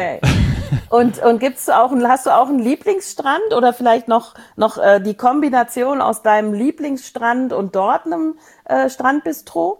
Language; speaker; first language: German; native; German